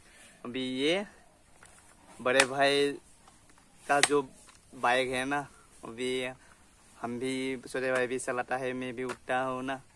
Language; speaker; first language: Hindi; non-native, local second language; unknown